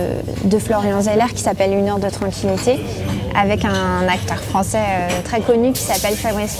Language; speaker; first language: French; native; French